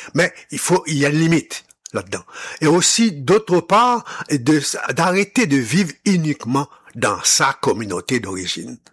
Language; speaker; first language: French; non-native, local second language; Haitian Creole